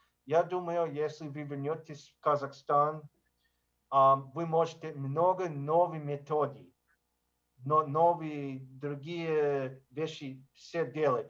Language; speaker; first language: Russian; non-native, learner; English